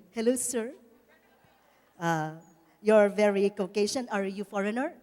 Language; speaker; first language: English; non-native, local second language; Filipino